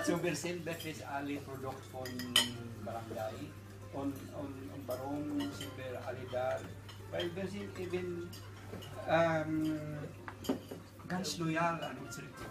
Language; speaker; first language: German; non-native, learner; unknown